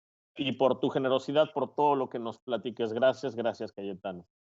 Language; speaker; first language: Spanish; native; Spanish